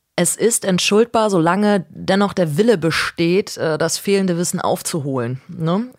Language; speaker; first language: German; native; German